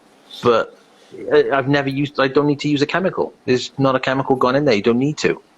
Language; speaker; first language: English; native; English